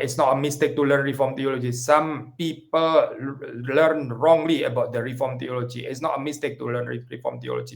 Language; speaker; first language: English; non-native, fluent; Indonesian